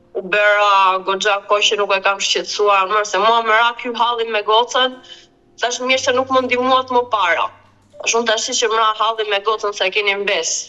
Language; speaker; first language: Albanian; early bilingual, heritage; Albanian